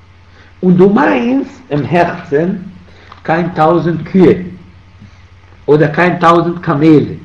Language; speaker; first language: German; non-native, fluent; Arabic